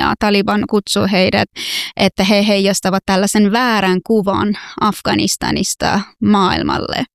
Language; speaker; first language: Finnish; non-native, fluent; Persian